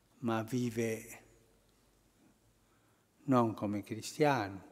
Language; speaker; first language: Italian; non-native, fluent; Spanish